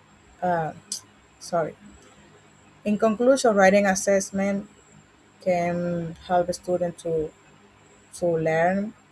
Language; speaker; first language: English; non-native, learner; Spanish